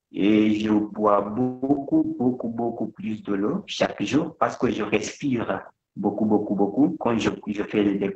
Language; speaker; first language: French; non-native, fluent; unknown